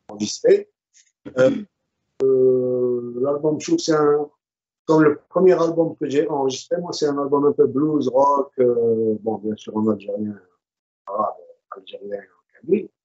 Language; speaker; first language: French; non-native, local second language; Arabic